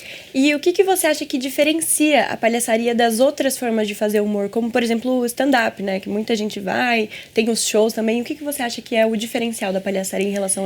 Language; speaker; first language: Portuguese; native; Portuguese